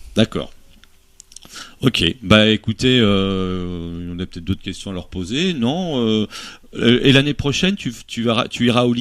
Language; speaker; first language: French; native; French